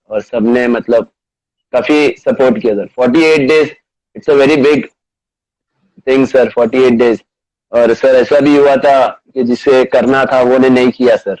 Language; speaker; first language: Hindi; non-native, local second language; Marathi